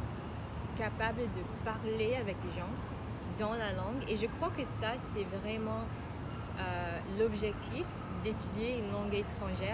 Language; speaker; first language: French; non-native, fluent; English